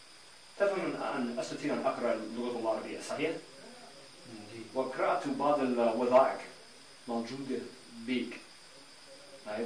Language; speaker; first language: Arabic; non-native, learner; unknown